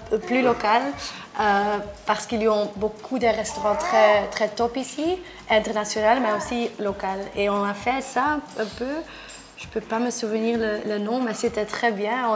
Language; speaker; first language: French; non-native, local second language; Dutch